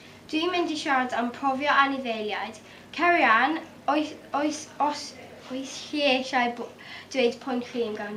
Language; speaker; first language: Welsh; non-native, local second language; English